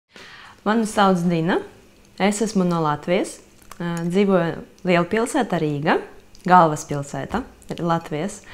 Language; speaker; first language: Latvian; non-native, local second language; Russian